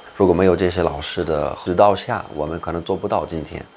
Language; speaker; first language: Chinese; non-native, fluent; Arabic